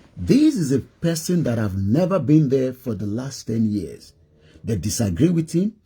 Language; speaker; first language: English; non-native, local second language; Yoruba